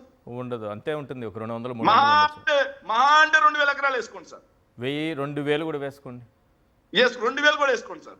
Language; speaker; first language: Telugu; native; Telugu